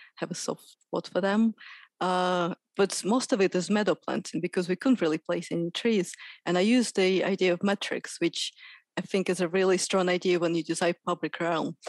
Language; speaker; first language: English; non-native, fluent; Russian